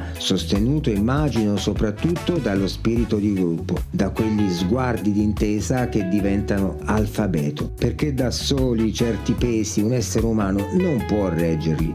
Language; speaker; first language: Italian; native; Italian